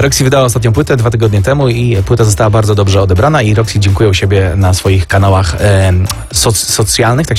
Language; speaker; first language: Polish; native; Polish